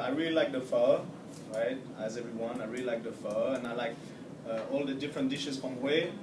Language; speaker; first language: English; non-native, fluent; French